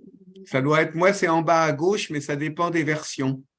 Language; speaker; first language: French; native; French